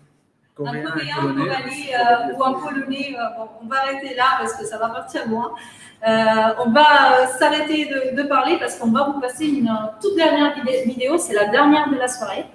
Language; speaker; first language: French; native; French